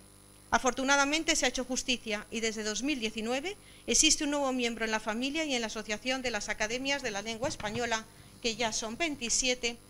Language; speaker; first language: Spanish; native; Spanish